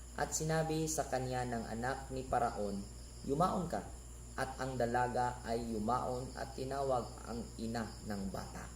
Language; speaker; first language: Filipino; non-native, local second language; Cebuano